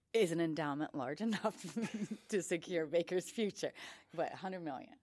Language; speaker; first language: English; native; English